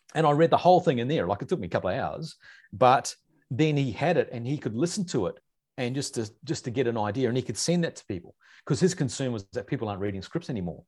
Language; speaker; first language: English; native; English